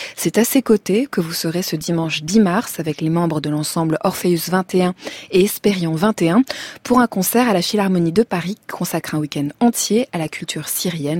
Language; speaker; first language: French; native; French